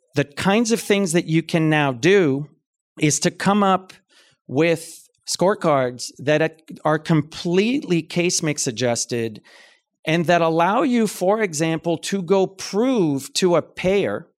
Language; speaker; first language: English; native; English